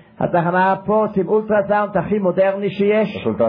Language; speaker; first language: Hebrew; non-native, fluent; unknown